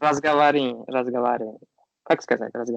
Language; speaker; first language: Russian; non-native, learner; Turkish